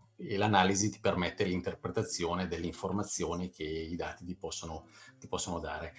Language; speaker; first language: Italian; native; Italian